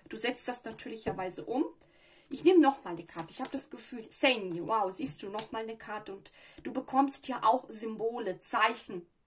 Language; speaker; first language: German; non-native, fluent; Italian